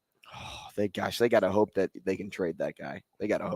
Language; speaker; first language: English; native; English